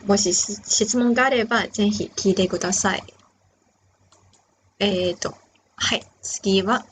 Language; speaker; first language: Japanese; non-native, fluent; Chinese